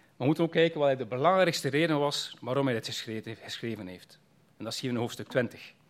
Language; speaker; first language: Dutch; native; Dutch